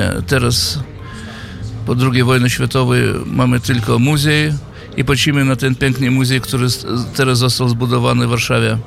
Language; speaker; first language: Polish; non-native, fluent; Yiddish